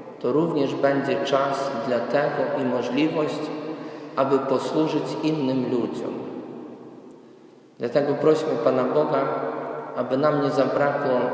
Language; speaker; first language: Polish; non-native, fluent; Ukrainian